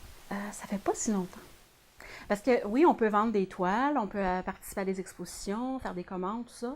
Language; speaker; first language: French; native; French